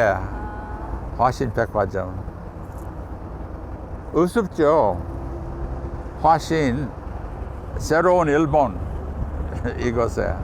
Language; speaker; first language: Korean; non-native, fluent; English